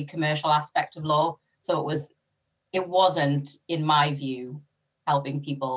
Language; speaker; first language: English; native; English